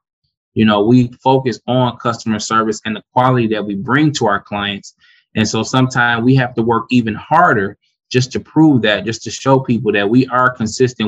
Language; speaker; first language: English; native; English